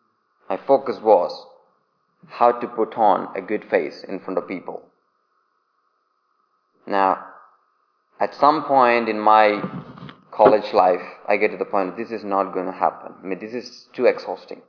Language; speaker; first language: English; non-native, local second language; Malayalam